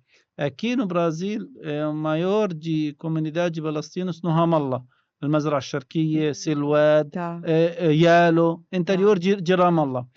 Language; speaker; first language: Portuguese; non-native, learner; Arabic